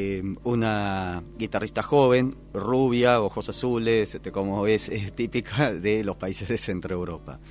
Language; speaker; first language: Spanish; native; Spanish